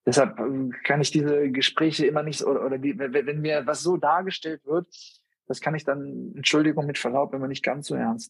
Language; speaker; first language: German; native; German